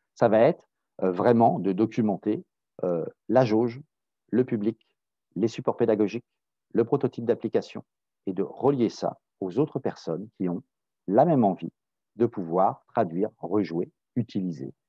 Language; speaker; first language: French; native; French